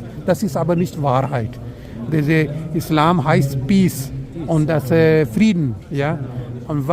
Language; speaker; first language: German; non-native, learner; Urdu